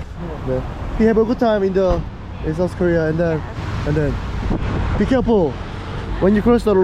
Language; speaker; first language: English; non-native, learner; Korean